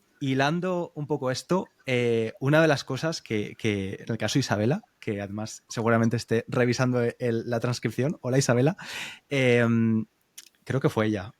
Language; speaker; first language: Spanish; native; Spanish